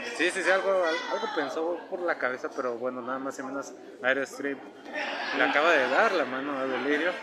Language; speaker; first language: Spanish; native; Spanish